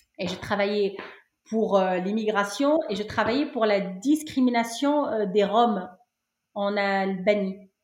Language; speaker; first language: French; non-native, local second language; Arabic